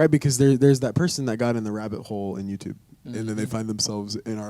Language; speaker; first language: English; native; English